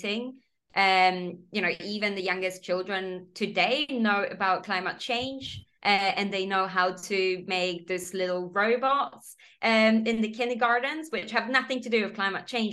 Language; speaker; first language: English; non-native, fluent; Polish